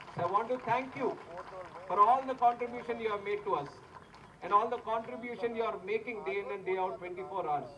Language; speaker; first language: English; non-native, local second language; Telugu